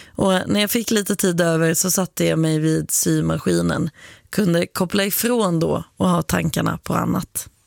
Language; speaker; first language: Swedish; native; Swedish